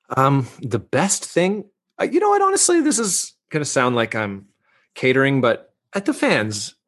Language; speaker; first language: English; native; English